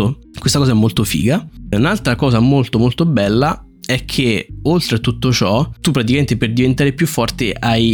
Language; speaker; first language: Italian; native; Italian